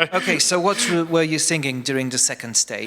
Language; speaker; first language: English; non-native, fluent; Polish